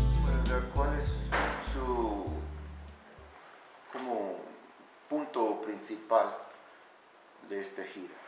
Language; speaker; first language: Spanish; non-native, learner; English